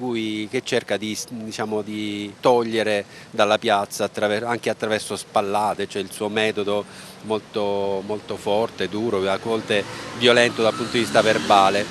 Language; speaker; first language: Italian; native; Italian